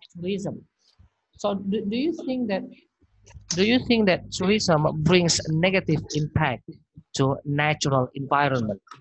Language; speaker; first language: English; non-native, fluent; Indonesian